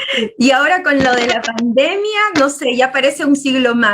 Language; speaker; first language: Spanish; native; Spanish